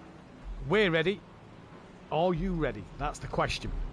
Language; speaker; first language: English; native; English